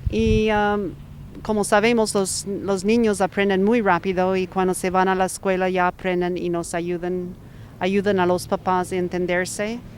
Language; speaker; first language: Spanish; non-native, fluent; English